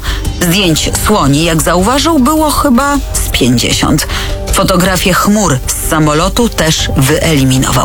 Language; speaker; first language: Polish; native; Polish